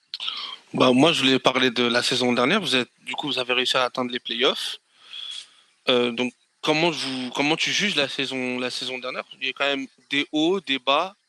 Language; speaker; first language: French; native; French